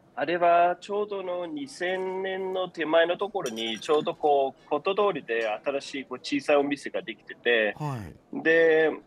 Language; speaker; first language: Japanese; non-native, fluent; Danish